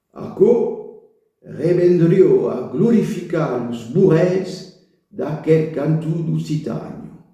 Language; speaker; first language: Occitan; non-native, local second language; French